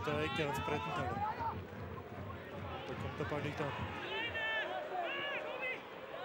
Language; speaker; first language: German; native; German